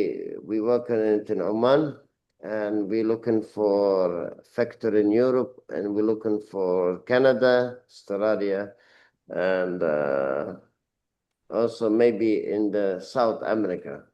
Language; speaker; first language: English; non-native, learner; Arabic